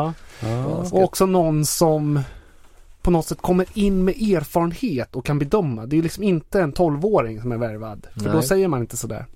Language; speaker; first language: Swedish; native; Swedish